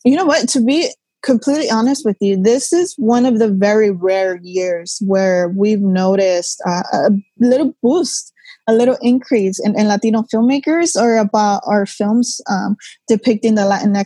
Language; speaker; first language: English; native; English